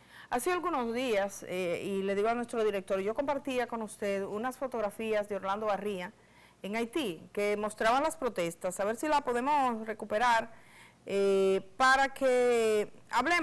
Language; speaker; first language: Spanish; native; Spanish